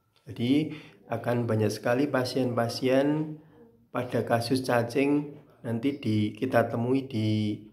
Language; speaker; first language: Indonesian; native; Indonesian